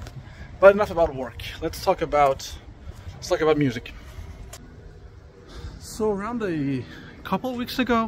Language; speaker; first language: English; non-native, fluent; Persian